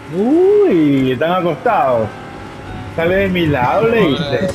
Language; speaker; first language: Spanish; native; Spanish